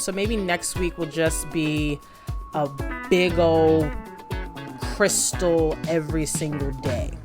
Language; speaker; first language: English; native; English